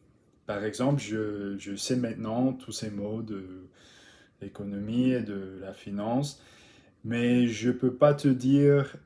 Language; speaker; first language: French; non-native, learner; English